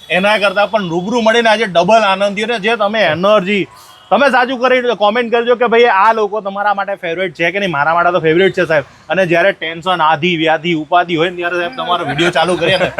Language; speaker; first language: Gujarati; native; Gujarati